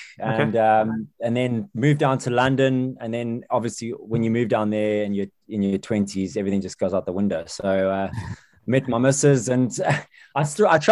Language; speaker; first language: English; native; English